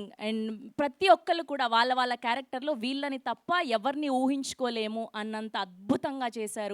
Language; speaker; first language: Telugu; native; Telugu